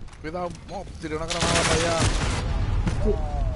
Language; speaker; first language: Spanish; early bilingual, heritage; Spanish